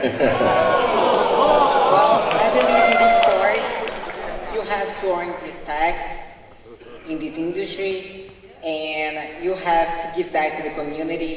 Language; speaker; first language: English; non-native, learner; Spanish